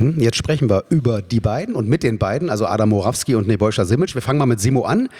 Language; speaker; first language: German; native; German